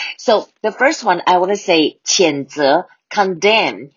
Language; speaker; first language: English; non-native, fluent; Chinese